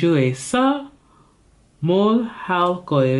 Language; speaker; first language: Korean; non-native, learner; English